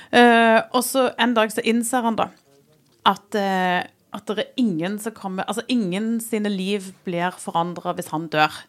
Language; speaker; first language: Norwegian; native; Norwegian